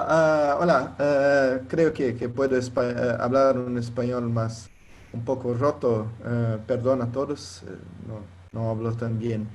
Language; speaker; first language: Spanish; non-native, learner; Portuguese